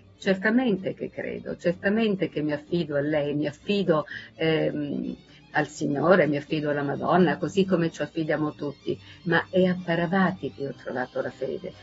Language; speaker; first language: Italian; native; Italian